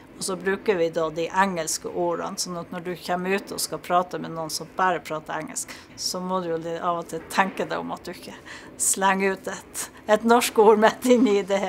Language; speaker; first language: Norwegian; native; Norwegian